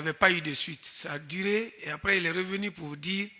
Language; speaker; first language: French; native; French